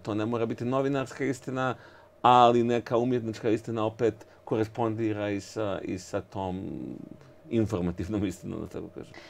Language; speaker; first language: Serbian; native; Serbian